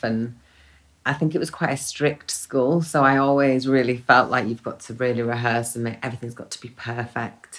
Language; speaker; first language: English; native; English